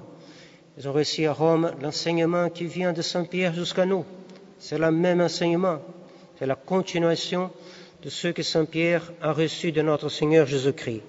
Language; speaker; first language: French; non-native, fluent; Portuguese